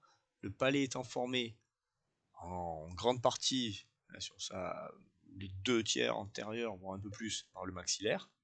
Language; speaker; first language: French; native; French